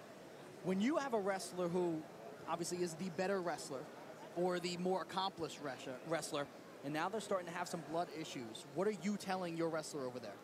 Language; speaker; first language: English; native; English